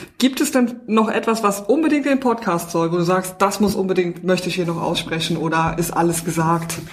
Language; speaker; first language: German; native; German